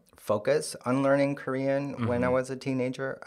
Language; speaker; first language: English; non-native, fluent; Korean